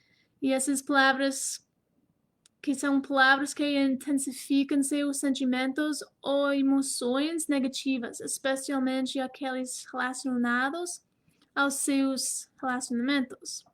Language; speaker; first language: Portuguese; non-native, fluent; English